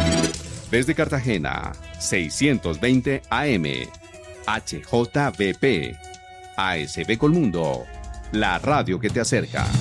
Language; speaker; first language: Spanish; native; Spanish